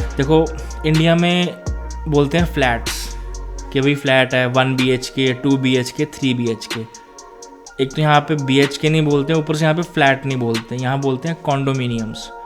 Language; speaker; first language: Hindi; non-native, local second language; Punjabi